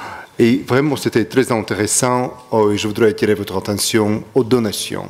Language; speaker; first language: French; non-native, fluent; Russian